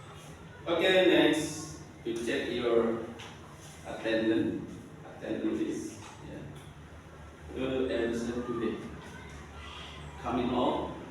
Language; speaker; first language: English; non-native, learner; Indonesian